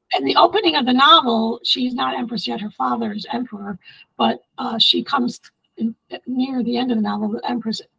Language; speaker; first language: English; early bilingual, other home language; Italian